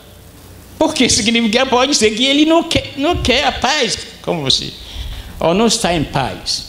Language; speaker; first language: Portuguese; non-native, fluent; Arabic